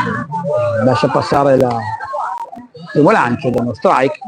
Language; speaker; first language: Italian; native; Italian